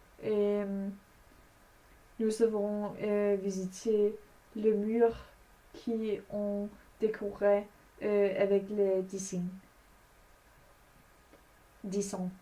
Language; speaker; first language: French; non-native, learner; Danish